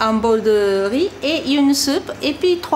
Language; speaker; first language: French; non-native, fluent; Japanese